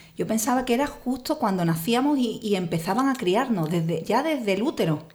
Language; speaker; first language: Spanish; native; Spanish